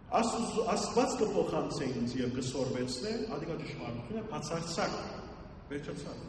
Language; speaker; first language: Armenian; early bilingual, heritage; Armenian